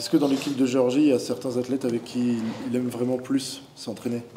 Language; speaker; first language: French; native; French